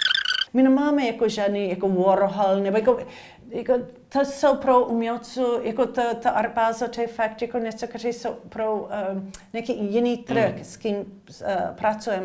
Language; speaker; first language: Czech; non-native, learner; English